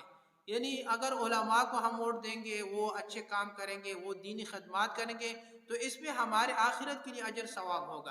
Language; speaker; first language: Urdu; non-native, local second language; Pashto